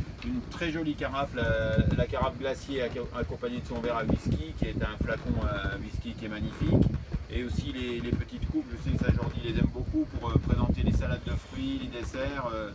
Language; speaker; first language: French; native; French